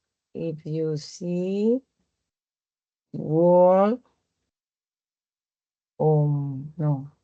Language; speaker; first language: English; non-native, learner; Spanish